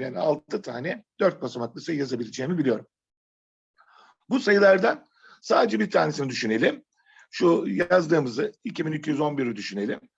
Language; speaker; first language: Turkish; native; Turkish